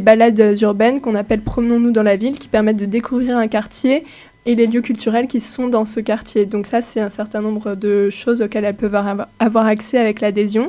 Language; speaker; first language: French; native; French